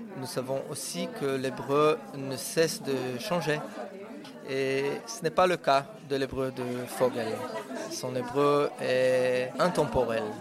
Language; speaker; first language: French; non-native, fluent; Hebrew